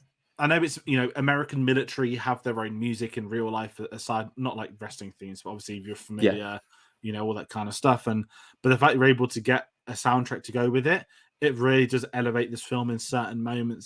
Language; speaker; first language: English; native; English